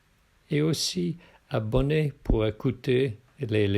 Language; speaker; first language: French; non-native, fluent; English